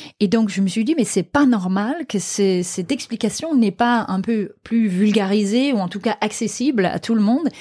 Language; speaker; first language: French; non-native, fluent; Danish